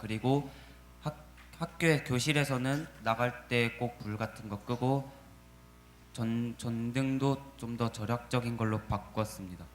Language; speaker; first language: Korean; native; Korean